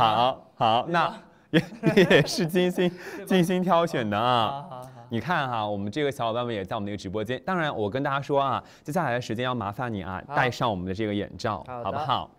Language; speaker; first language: Chinese; native; Chinese